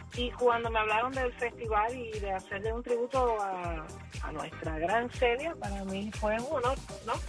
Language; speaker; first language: Spanish; early bilingual, other home language; English